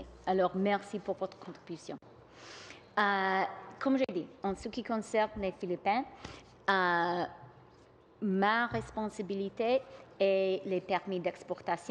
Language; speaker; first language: French; non-native, local second language; English